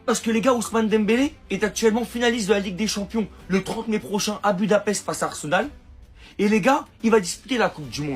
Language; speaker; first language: French; native; French